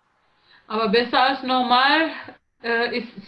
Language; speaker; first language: German; non-native, learner; Indonesian